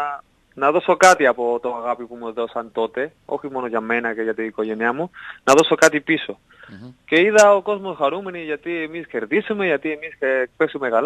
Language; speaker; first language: Greek; non-native, learner; Spanish